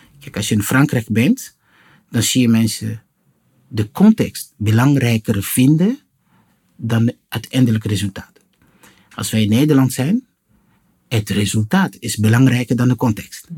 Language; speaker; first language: Dutch; non-native, fluent; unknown